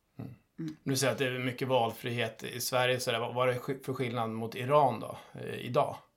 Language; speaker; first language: Swedish; native; Swedish